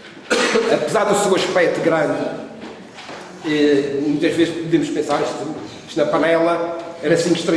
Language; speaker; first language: Portuguese; native; Portuguese